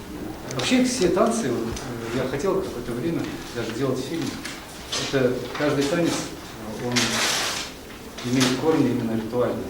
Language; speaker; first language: Russian; native; Russian